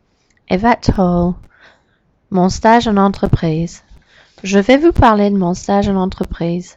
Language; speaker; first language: French; non-native, learner; English